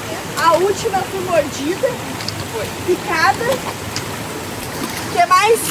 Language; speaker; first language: Portuguese; native; Portuguese